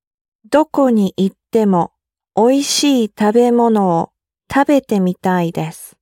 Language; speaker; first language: Japanese; non-native, learner; English